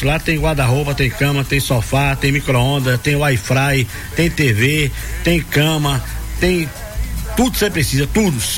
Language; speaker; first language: Portuguese; native; Portuguese